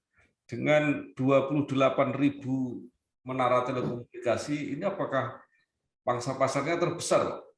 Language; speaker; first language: Indonesian; native; Indonesian